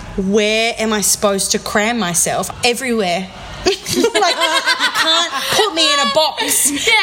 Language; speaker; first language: English; native; English